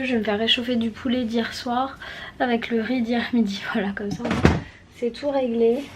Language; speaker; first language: French; native; French